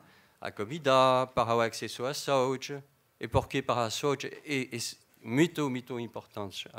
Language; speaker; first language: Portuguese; non-native, fluent; French